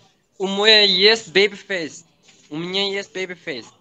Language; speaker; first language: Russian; non-native, learner; Turkish